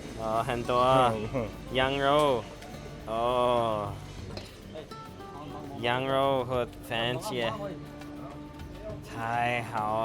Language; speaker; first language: Chinese; non-native, learner; English